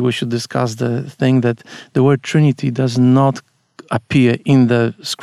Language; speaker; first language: English; non-native, fluent; Polish